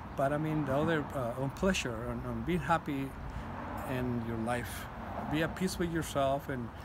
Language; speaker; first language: English; non-native, fluent; Spanish